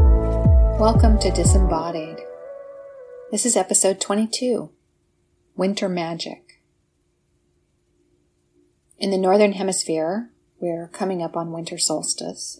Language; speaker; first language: English; native; English